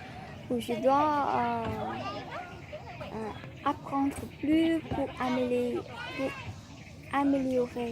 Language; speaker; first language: French; non-native, learner; Vietnamese